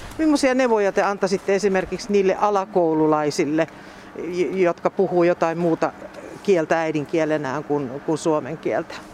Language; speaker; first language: Finnish; native; Finnish